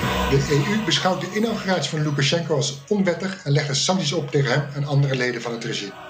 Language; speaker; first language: Dutch; native; Dutch